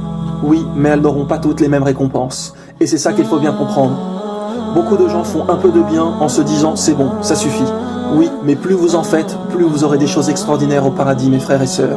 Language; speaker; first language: French; native; French